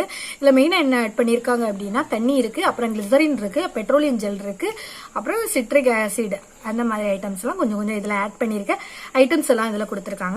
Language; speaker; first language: Tamil; native; Tamil